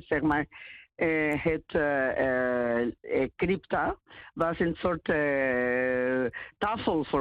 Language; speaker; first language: Dutch; non-native, learner; Spanish